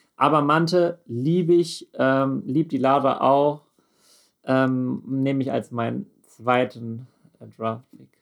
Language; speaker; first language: German; native; German